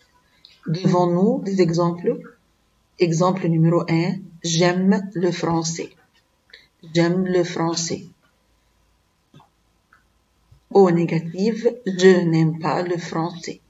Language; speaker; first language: French; non-native, fluent; Arabic